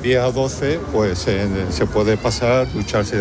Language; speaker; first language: Spanish; native; Spanish